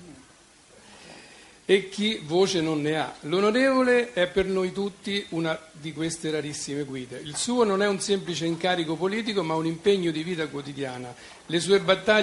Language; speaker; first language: Italian; native; Italian